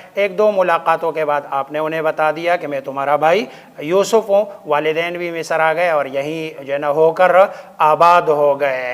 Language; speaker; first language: Urdu; native; Urdu